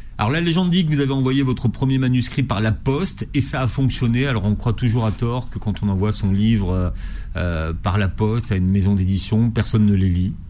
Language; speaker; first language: French; native; French